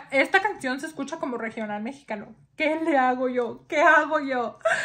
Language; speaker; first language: Spanish; early bilingual, heritage; Spanish